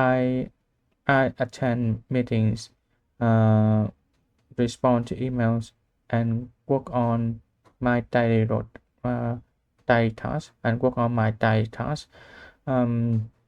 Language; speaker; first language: English; non-native, learner; Vietnamese